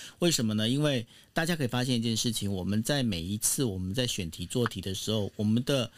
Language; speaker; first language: Chinese; native; Chinese